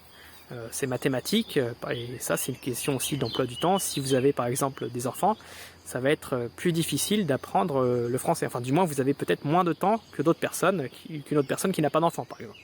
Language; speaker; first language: French; native; French